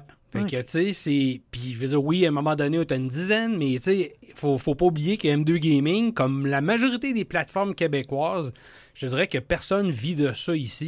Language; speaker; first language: French; native; French